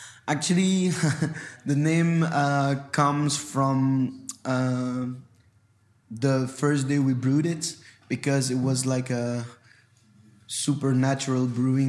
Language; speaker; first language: English; non-native, fluent; French